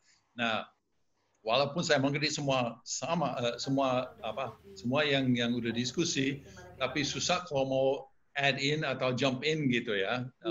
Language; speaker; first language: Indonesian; non-native, fluent; English